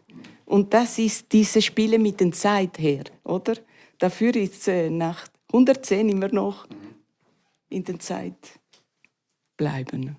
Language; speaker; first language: German; non-native, learner; Spanish